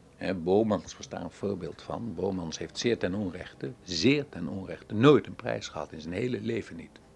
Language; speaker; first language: Dutch; native; Dutch